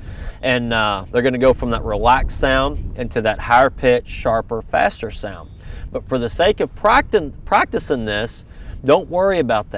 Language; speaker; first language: English; native; English